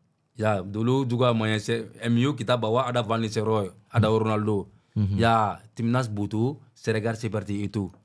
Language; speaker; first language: Indonesian; non-native, learner; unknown